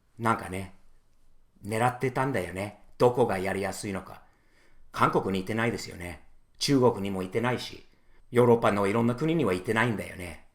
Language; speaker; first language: Japanese; non-native, fluent; English